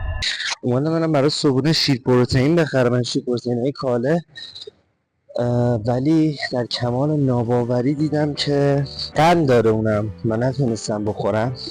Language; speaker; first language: Persian; native; Persian